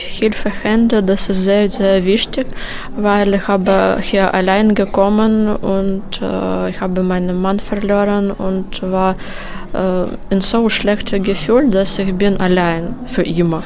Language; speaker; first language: German; non-native, learner; Ukrainian